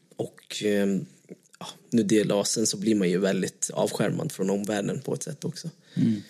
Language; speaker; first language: Swedish; early bilingual, other home language; Vietnamese